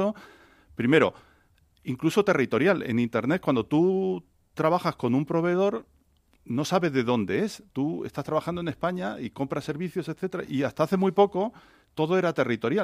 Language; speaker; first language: Spanish; native; Spanish